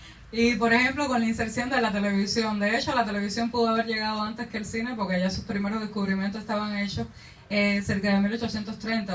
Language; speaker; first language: Spanish; native; Spanish